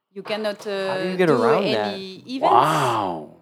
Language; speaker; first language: English; non-native, fluent; French